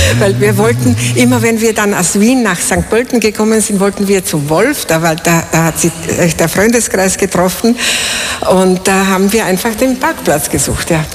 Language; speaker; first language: German; non-native, fluent; Slovak